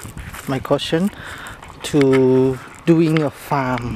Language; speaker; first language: English; non-native, learner; Khmer